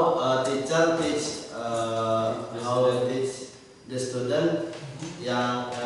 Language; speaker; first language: English; non-native, learner; Indonesian